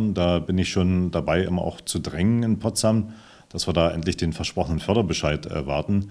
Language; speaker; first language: German; native; German